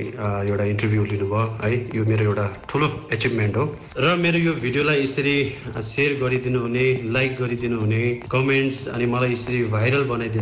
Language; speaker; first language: Nepali; native; Nepali